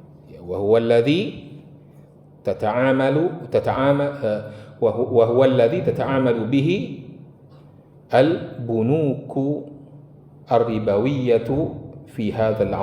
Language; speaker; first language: Arabic; non-native, fluent; Indonesian